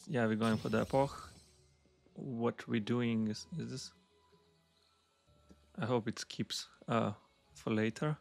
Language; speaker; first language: English; non-native, fluent; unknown